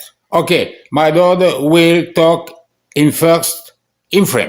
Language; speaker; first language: English; non-native, learner; French